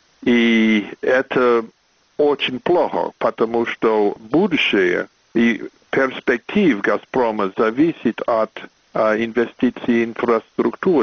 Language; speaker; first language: Russian; non-native, fluent; English